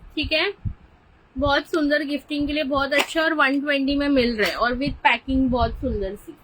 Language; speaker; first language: Hindi; non-native, local second language; Marathi